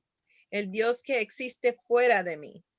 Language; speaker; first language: Spanish; early bilingual, heritage; Spanish